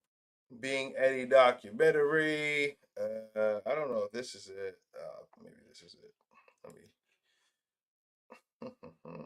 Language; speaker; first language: English; native; English